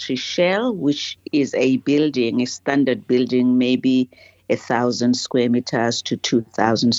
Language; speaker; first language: English; non-native, local second language; Southern Sotho